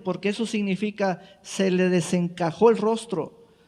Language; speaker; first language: Spanish; native; Spanish